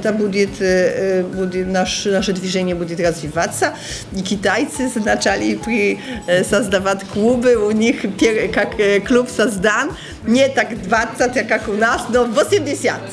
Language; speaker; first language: Polish; non-native, learner; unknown